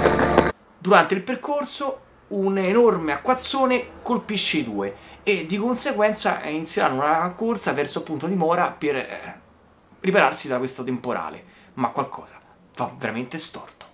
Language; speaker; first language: Italian; native; Italian